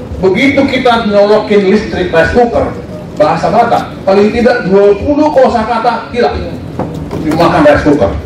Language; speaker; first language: Indonesian; non-native, local second language; Batak Toba